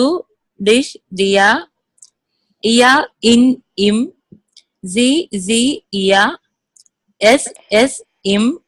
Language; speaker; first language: German; non-native, learner; Malayalam